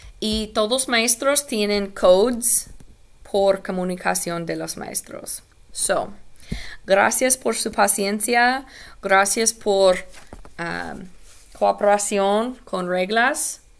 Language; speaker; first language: Spanish; non-native, learner; English